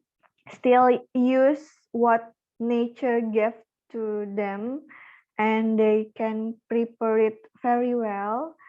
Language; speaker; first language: English; non-native, learner; Indonesian